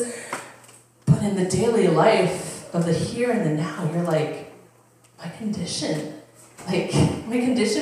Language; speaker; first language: English; native; English